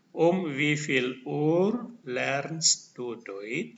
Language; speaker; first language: German; non-native, fluent; Indonesian